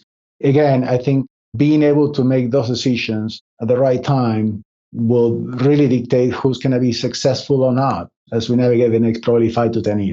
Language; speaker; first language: English; non-native, fluent; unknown